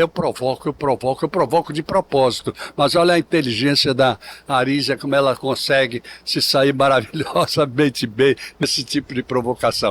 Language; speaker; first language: Portuguese; native; Portuguese